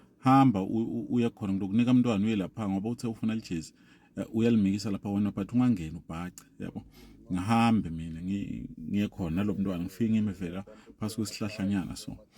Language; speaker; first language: Zulu; non-native, local second language; Swati